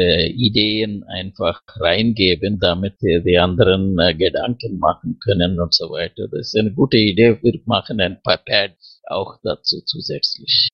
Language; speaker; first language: German; non-native, fluent; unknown